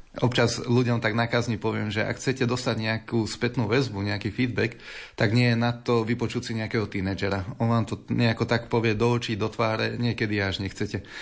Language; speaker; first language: Slovak; native; Slovak